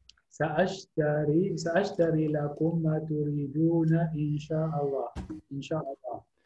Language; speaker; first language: Arabic; non-native, learner; English